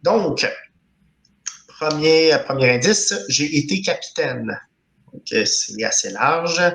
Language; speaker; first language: French; native; French